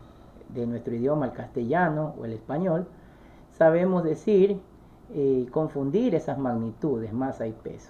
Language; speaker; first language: Spanish; native; Spanish